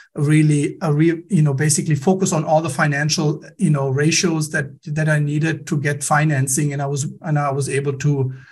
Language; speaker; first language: English; non-native, fluent; German